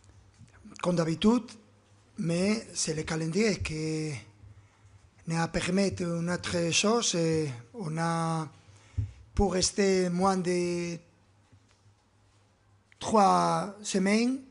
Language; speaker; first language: French; non-native, fluent; Spanish